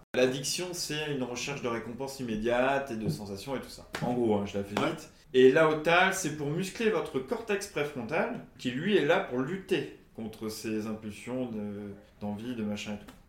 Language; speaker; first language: French; native; French